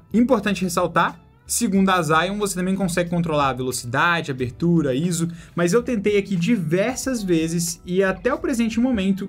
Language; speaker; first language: Portuguese; native; Portuguese